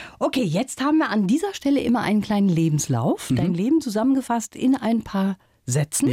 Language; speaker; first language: German; native; German